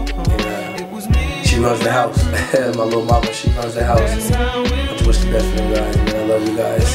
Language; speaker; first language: English; native; English